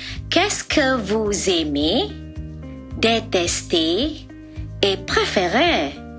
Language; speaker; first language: French; non-native, fluent; Malay